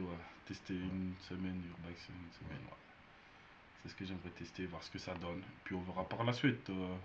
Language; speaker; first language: French; native; French